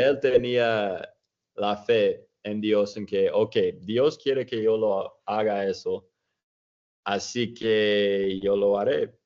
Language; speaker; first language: Spanish; non-native, fluent; English